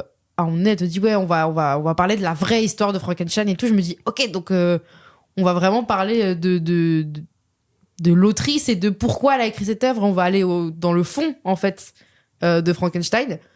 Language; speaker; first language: French; native; French